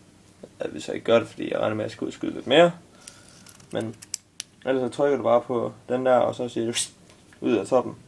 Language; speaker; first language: Danish; native; Danish